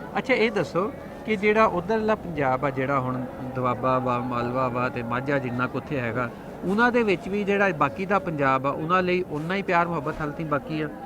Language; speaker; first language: Punjabi; native; Punjabi